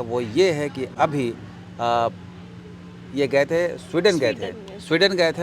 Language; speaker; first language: Hindi; native; Hindi